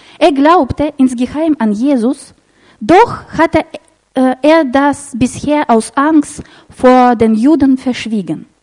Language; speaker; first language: German; non-native, fluent; Russian